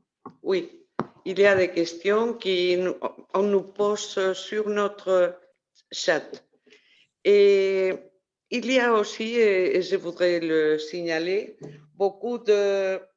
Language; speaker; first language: French; non-native, fluent; Spanish